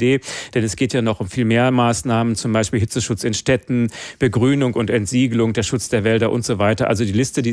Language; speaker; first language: German; native; German